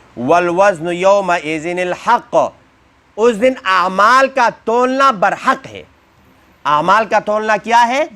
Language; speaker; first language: Urdu; non-native, local second language; Pashto